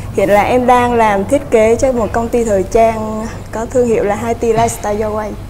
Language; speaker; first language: Vietnamese; native; Vietnamese